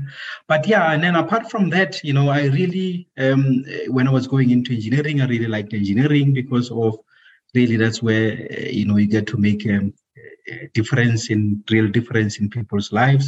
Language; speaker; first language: English; non-native, local second language; Southern Sotho